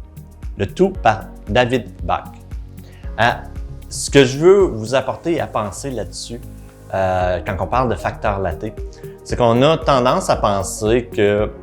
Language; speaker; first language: French; native; French